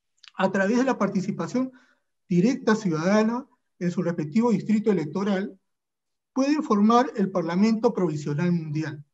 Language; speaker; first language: Spanish; native; Spanish